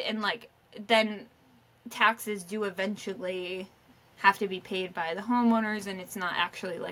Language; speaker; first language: English; native; English